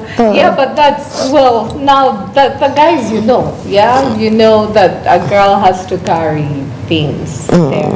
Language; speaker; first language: English; non-native, local second language; Ganda